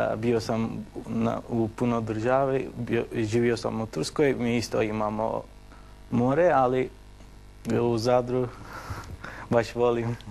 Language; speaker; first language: Bosnian; non-native, learner; Turkish